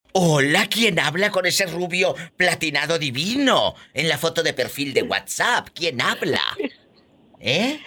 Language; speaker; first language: Spanish; native; Spanish